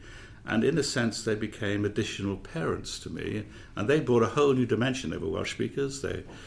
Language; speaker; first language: English; native; English